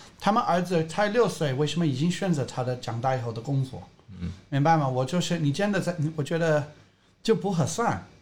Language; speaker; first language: Chinese; non-native, fluent; English